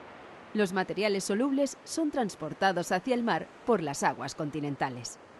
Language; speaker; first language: Spanish; native; Spanish